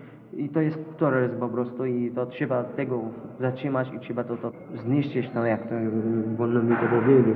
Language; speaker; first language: Polish; non-native, learner; Arabic